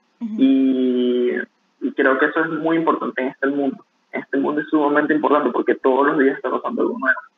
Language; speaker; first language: Spanish; native; Spanish